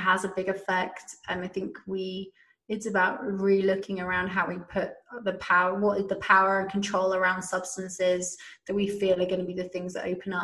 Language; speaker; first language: English; native; English